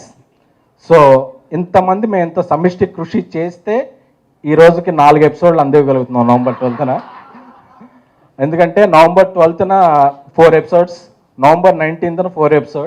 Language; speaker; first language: Telugu; native; Telugu